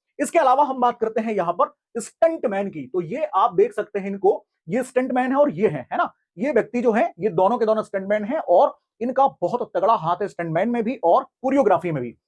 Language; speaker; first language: Hindi; native; Hindi